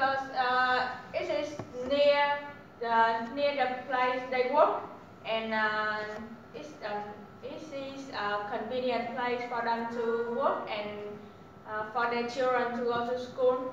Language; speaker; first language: English; non-native, learner; Vietnamese